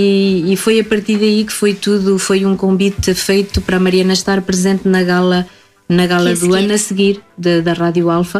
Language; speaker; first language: Portuguese; native; Portuguese